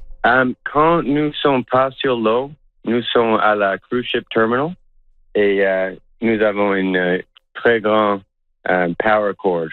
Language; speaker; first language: French; non-native, local second language; English